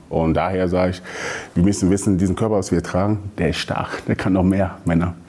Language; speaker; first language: German; early bilingual, other home language; Akan